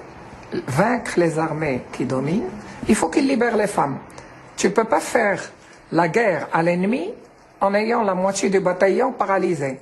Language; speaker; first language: French; non-native, local second language; Arabic